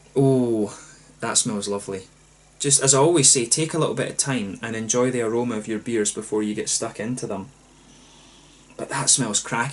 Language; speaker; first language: English; native; English